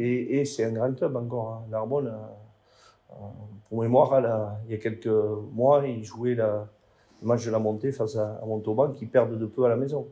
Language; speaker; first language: French; native; French